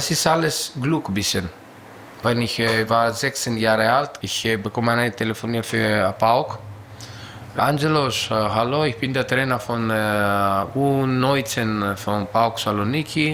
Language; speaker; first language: German; non-native, learner; Greek